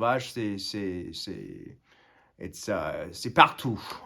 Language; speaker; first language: French; non-native, fluent; English